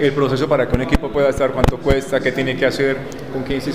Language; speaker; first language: Spanish; native; Spanish